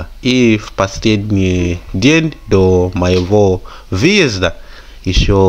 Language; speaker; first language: Russian; non-native, fluent; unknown